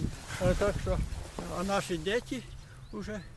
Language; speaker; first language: Russian; native; Russian